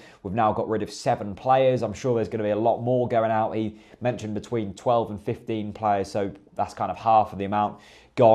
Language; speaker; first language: English; native; English